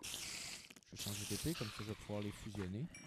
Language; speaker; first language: French; native; French